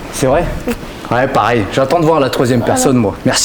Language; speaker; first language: French; native; French